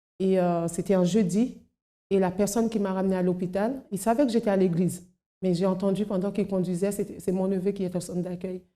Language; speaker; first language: French; non-native, local second language; Haitian Creole